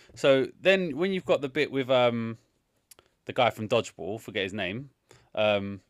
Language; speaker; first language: English; native; English